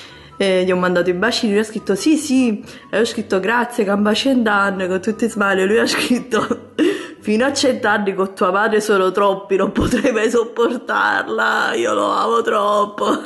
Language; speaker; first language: Italian; native; Italian